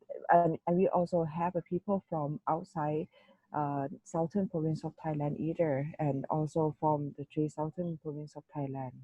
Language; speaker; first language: English; non-native, learner; Thai